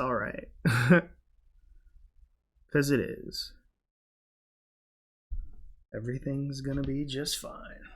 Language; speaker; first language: English; native; English